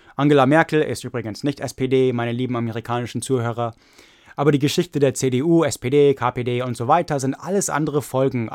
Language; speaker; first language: German; non-native, fluent; English